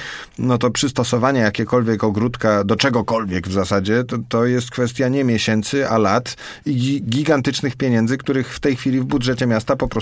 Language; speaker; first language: Polish; native; Polish